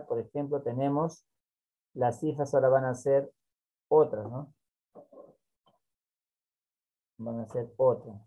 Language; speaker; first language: Spanish; native; Spanish